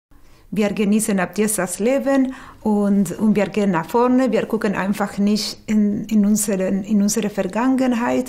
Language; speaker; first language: German; non-native, fluent; Portuguese